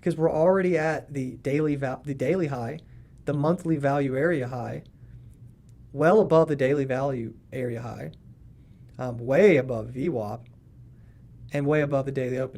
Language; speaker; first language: English; native; English